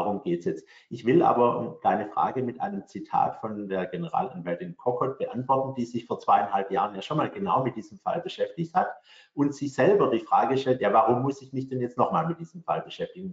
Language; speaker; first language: German; native; German